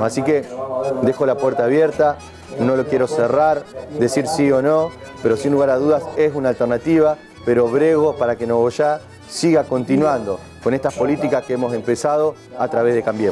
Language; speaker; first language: Spanish; native; Spanish